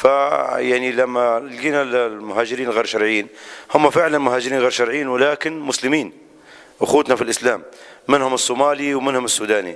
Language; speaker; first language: Arabic; native; Arabic